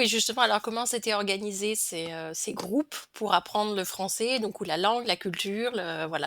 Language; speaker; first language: French; native; French